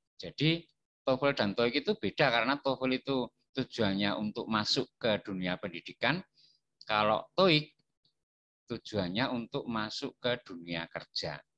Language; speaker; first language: Indonesian; non-native, local second language; Javanese